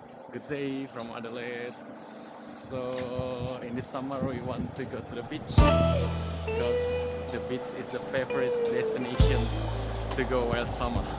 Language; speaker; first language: English; non-native, learner; Indonesian